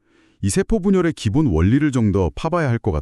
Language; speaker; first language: Korean; native; Korean